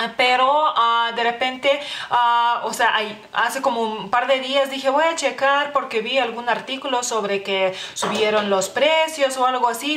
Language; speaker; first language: Spanish; non-native, fluent; Lithuanian